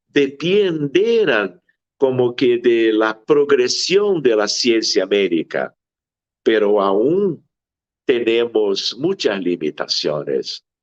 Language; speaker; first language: Spanish; non-native, fluent; Portuguese